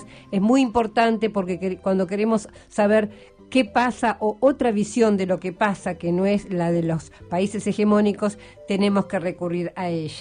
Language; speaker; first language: Spanish; native; Spanish